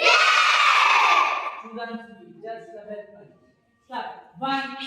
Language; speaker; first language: English; non-native, local second language; Kannada